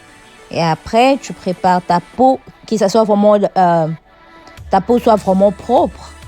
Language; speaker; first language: French; non-native, fluent; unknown